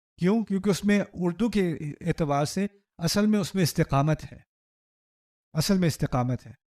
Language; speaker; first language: Urdu; early bilingual, heritage; Urdu